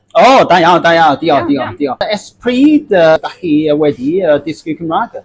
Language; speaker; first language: Welsh; non-native, learner; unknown